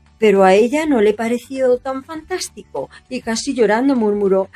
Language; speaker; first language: Spanish; native; Spanish